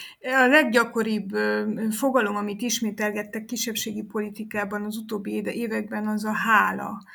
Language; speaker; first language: Hungarian; native; Hungarian